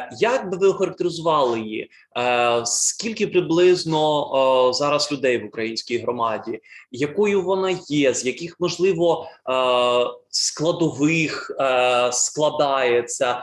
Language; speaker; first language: Ukrainian; native; Ukrainian